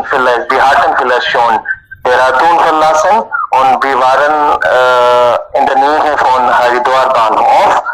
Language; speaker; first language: German; non-native, learner; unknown